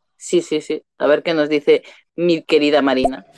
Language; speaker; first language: Spanish; native; Spanish